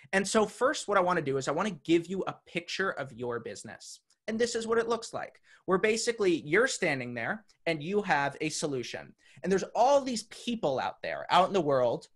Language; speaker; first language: English; native; English